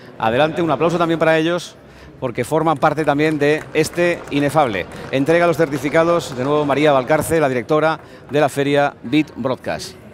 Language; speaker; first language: Spanish; native; Spanish